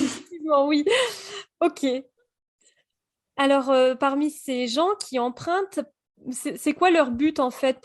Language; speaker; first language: French; native; French